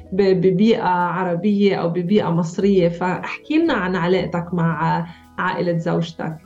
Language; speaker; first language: Arabic; native; Arabic